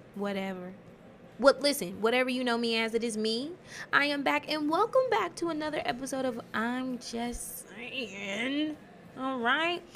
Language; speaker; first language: English; native; English